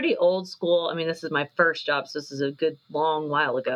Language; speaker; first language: English; native; English